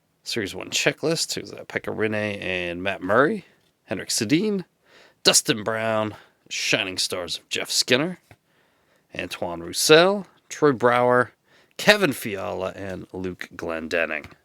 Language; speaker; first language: English; native; English